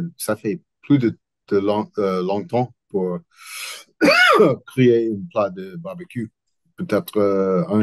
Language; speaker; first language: French; non-native, learner; English